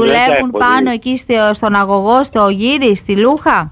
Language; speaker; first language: Greek; native; Greek